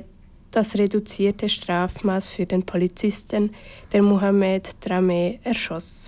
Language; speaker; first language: German; native; German